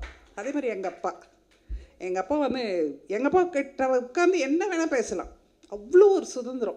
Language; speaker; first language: Tamil; native; Tamil